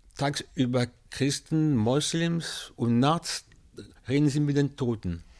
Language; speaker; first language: German; non-native, fluent; French